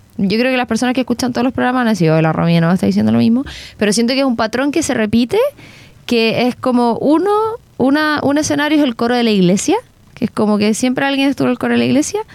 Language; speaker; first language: Spanish; native; Spanish